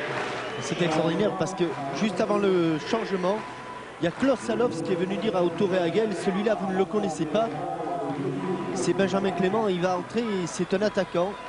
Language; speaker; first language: French; native; French